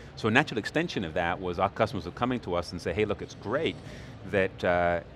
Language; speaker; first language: English; native; English